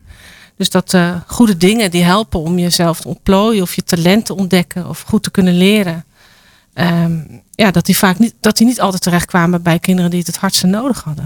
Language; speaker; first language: Dutch; native; Dutch